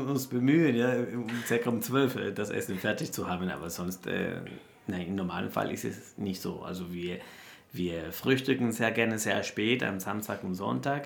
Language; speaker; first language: German; non-native, fluent; Spanish